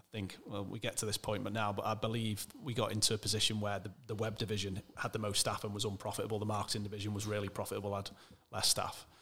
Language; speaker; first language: English; native; English